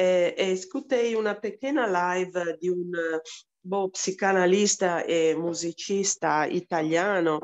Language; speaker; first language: Portuguese; non-native, fluent; Italian